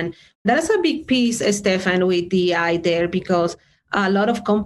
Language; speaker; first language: English; non-native, fluent; Spanish